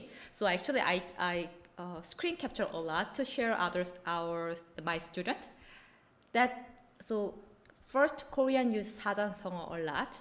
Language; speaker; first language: English; non-native, fluent; Korean